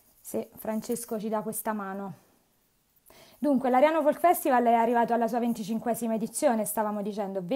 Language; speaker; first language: Italian; native; Italian